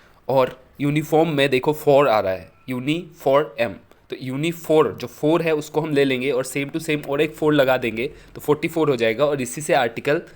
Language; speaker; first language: Hindi; native; Hindi